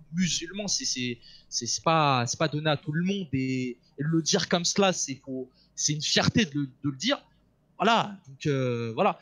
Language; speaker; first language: French; native; French